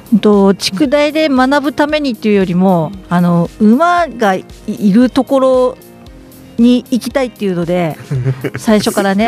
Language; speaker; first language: Japanese; native; Japanese